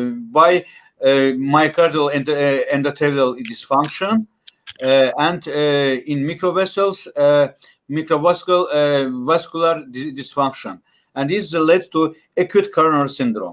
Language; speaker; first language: English; non-native, learner; Russian